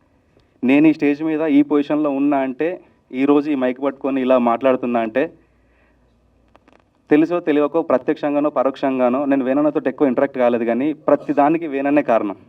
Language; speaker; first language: Telugu; native; Telugu